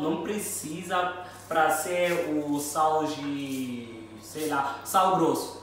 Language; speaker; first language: Portuguese; non-native, learner; Xhosa